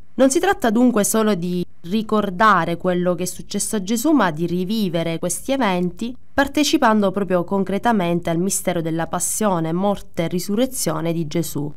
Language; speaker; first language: Italian; native; Italian